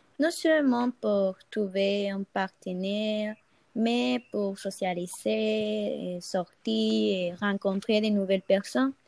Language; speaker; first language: French; non-native, fluent; Spanish